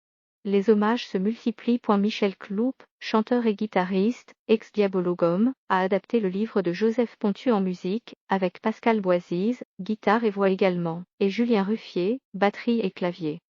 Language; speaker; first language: French; native; French